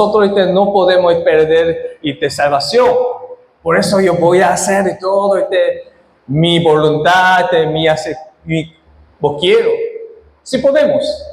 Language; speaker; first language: Spanish; non-native, fluent; Korean